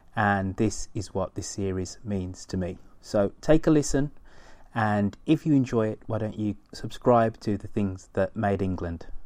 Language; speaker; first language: English; native; English